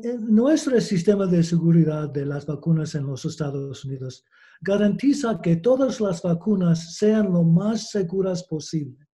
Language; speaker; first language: Spanish; non-native, learner; English